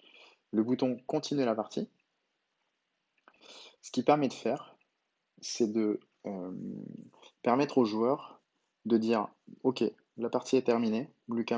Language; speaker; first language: French; native; French